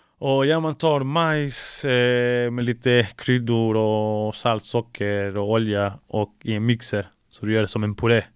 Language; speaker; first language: Swedish; early bilingual, other home language; Spanish